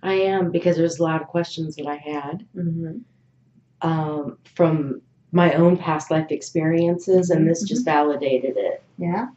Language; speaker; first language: English; native; English